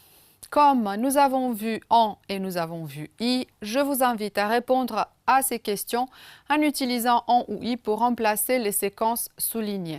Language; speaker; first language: French; non-native, fluent; Romanian